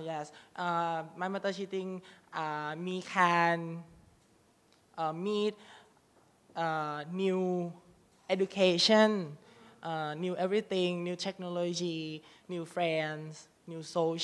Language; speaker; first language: English; non-native, learner; Thai